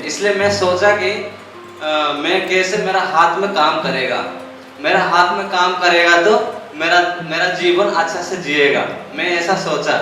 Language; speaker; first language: Hindi; non-native, local second language; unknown